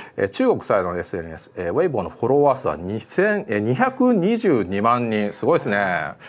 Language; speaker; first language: Japanese; native; Japanese